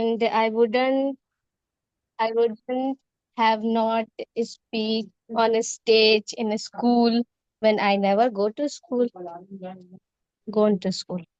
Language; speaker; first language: English; non-native, learner; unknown